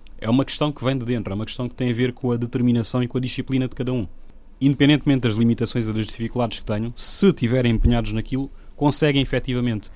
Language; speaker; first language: Portuguese; non-native, local second language; Upper Guinea Crioulo